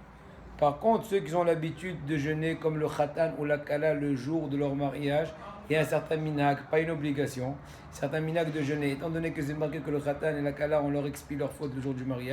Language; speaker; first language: French; native; French